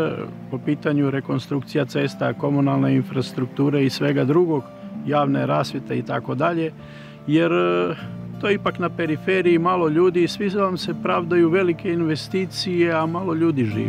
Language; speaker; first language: Croatian; native; Croatian